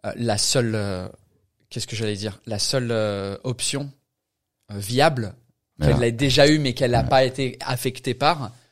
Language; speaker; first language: French; non-native, fluent; English